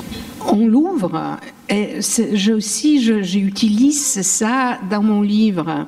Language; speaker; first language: French; non-native, fluent; Polish